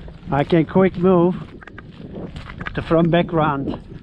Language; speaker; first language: English; non-native, learner; Turkish